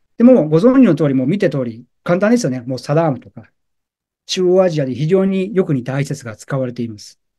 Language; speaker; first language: Japanese; native; Japanese